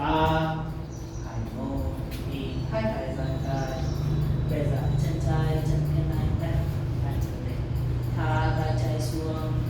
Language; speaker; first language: Vietnamese; non-native, learner; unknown